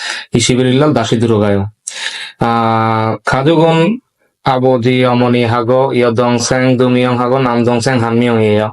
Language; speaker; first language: Korean; non-native, learner; Bangla